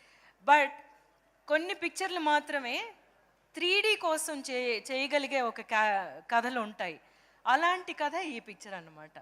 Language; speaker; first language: Telugu; native; Telugu